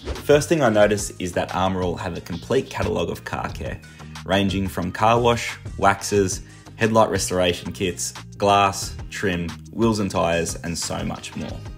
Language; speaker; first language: English; native; English